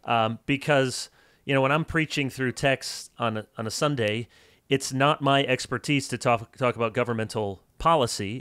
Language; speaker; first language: English; native; English